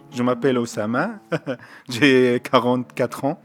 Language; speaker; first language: French; non-native, learner; Arabic